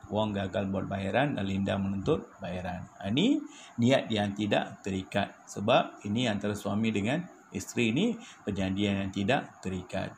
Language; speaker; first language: Malay; non-native, local second language; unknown